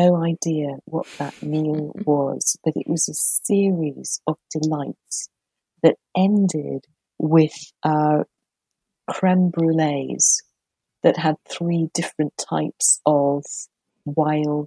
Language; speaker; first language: English; native; English